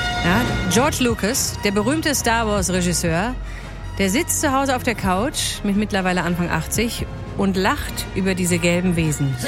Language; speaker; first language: German; native; German